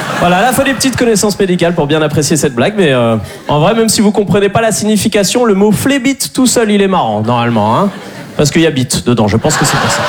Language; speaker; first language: French; native; French